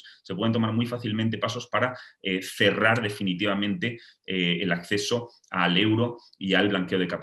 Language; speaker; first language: Spanish; native; Spanish